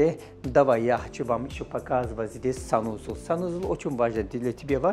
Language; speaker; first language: Russian; non-native, fluent; Turkish